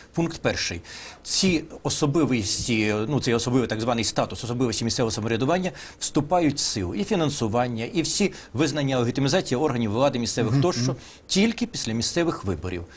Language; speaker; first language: Ukrainian; native; Ukrainian